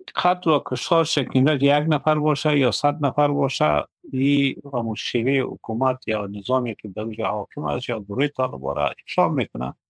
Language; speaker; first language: Persian; native; Persian